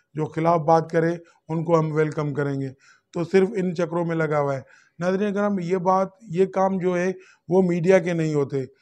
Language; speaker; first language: Urdu; non-native, local second language; Sindhi